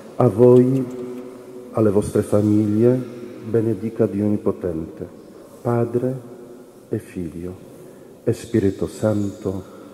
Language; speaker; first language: Italian; non-native, fluent; Polish